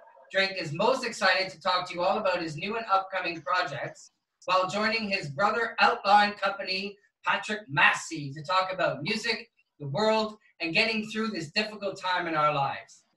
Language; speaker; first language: English; native; English